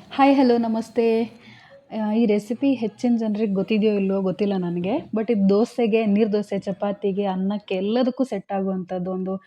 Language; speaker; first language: Kannada; non-native, local second language; Konkani